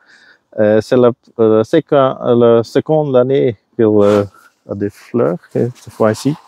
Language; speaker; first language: French; non-native, local second language; Dutch